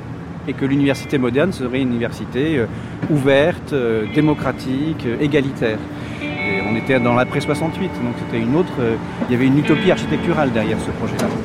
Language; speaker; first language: French; native; French